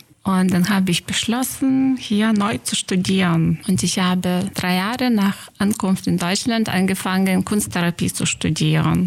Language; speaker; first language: German; non-native, fluent; Lithuanian